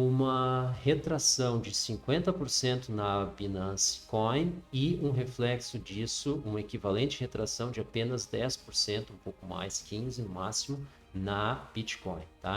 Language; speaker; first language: Portuguese; native; Portuguese